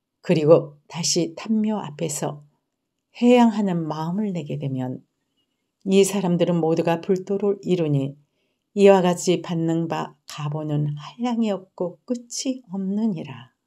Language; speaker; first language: Korean; native; Korean